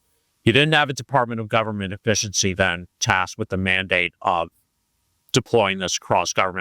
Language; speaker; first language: English; native; English